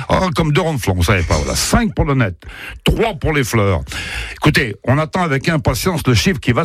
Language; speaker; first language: French; native; French